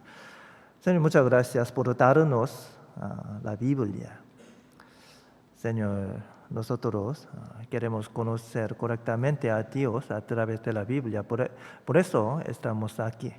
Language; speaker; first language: Spanish; non-native, fluent; Korean